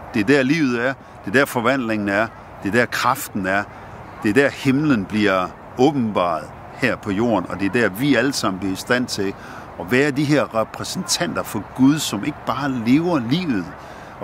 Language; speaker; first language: Danish; native; Danish